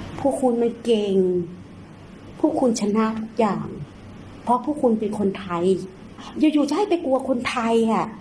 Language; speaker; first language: Thai; non-native, fluent; Burmese